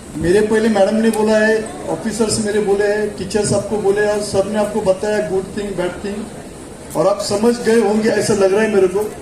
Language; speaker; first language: Hindi; non-native, local second language; Marathi